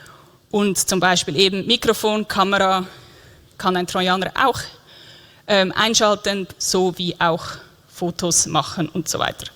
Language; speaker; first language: German; native; German